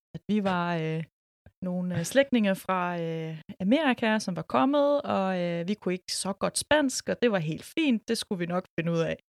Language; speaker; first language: Danish; early bilingual, other home language; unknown